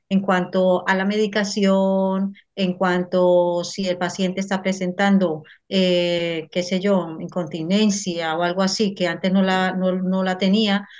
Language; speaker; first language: Spanish; native; Spanish